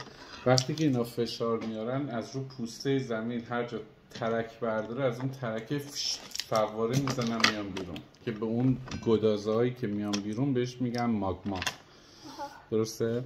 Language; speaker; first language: Persian; native; Persian